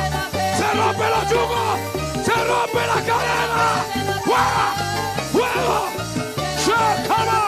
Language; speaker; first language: Spanish; native; Spanish